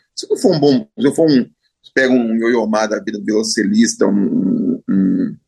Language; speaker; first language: Portuguese; native; Portuguese